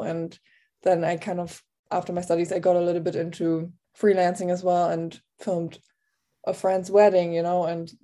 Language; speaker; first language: English; non-native, fluent; German